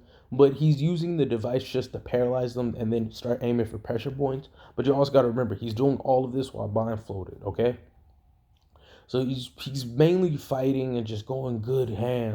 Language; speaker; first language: English; native; English